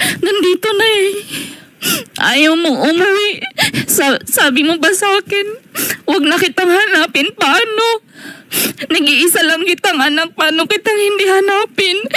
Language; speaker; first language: Filipino; non-native, local second language; Cebuano